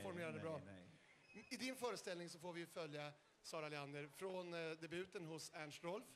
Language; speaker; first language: Swedish; native; Swedish